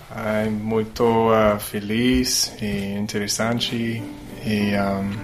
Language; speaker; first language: Portuguese; non-native, learner; English